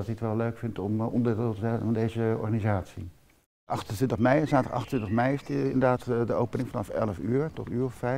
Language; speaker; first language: Dutch; native; Dutch